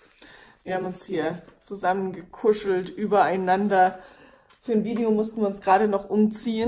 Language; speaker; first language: German; native; German